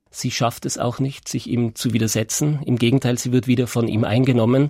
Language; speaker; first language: German; native; German